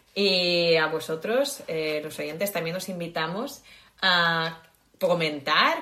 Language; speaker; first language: Spanish; non-native, fluent; Polish